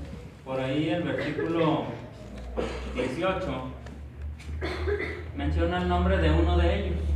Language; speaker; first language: Spanish; native; Spanish